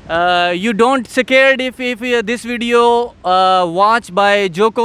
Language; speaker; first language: English; non-native, learner; Urdu